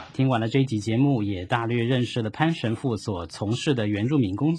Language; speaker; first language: Chinese; native; Chinese